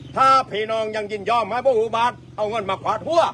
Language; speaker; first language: Thai; native; Thai